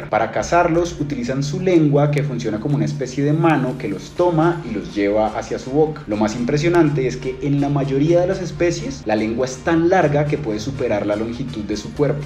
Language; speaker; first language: Spanish; native; Spanish